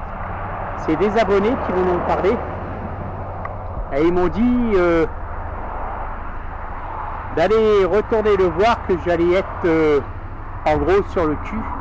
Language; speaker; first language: French; native; French